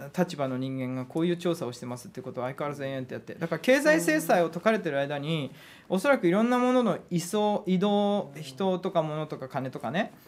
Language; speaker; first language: Japanese; native; Japanese